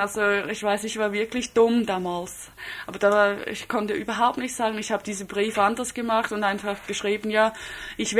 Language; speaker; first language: German; non-native, fluent; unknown